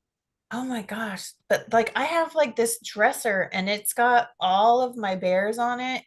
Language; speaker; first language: English; native; English